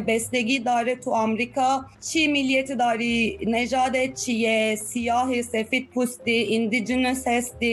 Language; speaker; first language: Persian; non-native, fluent; Turkish